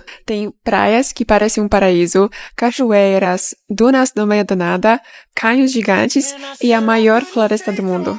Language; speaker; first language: Portuguese; non-native, fluent; Polish